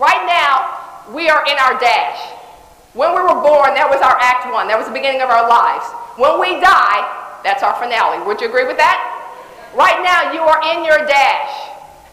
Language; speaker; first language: English; native; English